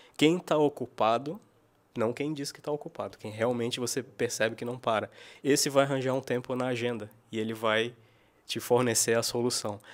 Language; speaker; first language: Portuguese; native; Portuguese